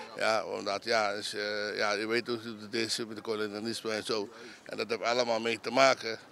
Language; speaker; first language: Dutch; non-native, local second language; Papiamento